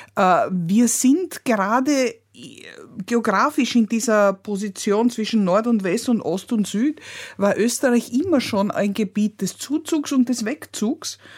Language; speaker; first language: German; native; German